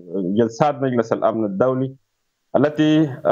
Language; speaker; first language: Arabic; native; Arabic